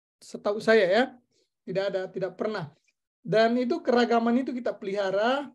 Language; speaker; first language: Indonesian; non-native, local second language; Buginese